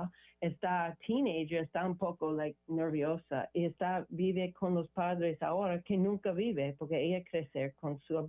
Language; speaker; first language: Spanish; non-native, learner; English